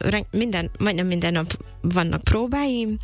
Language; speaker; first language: Hungarian; non-native, fluent; English